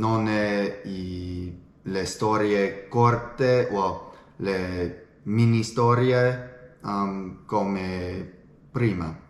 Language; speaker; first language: Italian; non-native, learner; English